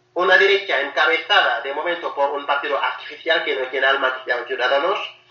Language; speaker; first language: Spanish; non-native, fluent; Wolof